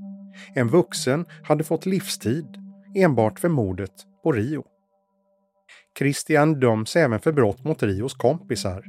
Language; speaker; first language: Swedish; native; Swedish